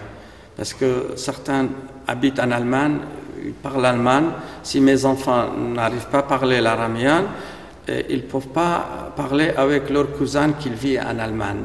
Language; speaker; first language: French; non-native, fluent; Aramaic